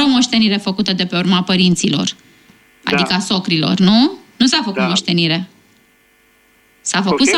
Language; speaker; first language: Romanian; native; Romanian